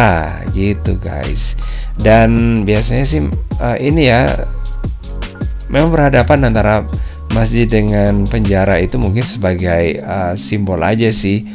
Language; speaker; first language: Indonesian; native; Indonesian